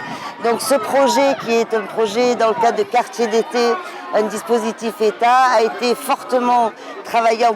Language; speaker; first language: French; native; French